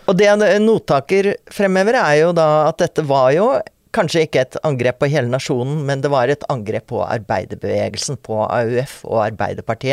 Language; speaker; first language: Norwegian; native; Norwegian